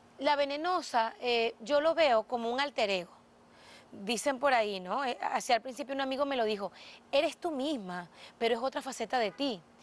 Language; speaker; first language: Spanish; native; Spanish